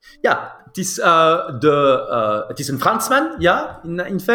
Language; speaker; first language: Dutch; non-native, local second language; French